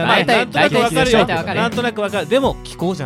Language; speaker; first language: Japanese; native; Japanese